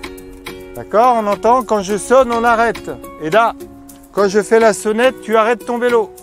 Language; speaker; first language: French; native; French